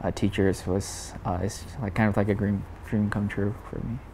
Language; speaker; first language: English; native; English